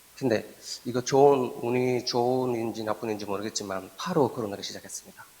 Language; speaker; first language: Korean; non-native, fluent; Bangla